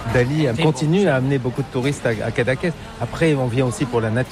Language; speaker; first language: French; native; French